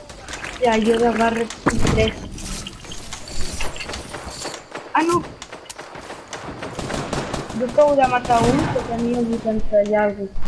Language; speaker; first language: Catalan; non-native, local second language; Spanish